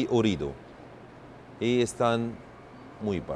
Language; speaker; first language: Spanish; non-native, learner; Arabic